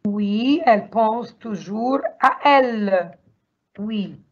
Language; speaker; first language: French; non-native, learner; Arabic